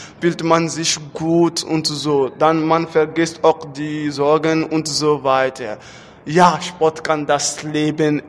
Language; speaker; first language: German; non-native, learner; Bambara